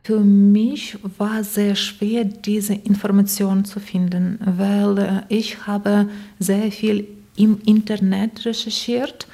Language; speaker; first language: German; non-native, learner; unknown